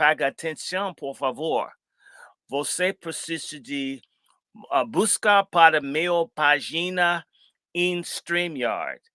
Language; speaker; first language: Portuguese; non-native, learner; English